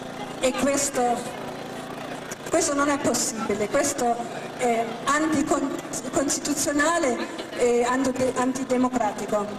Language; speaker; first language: Italian; non-native, fluent; German